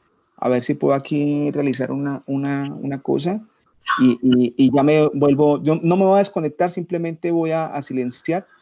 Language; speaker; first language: Spanish; native; Spanish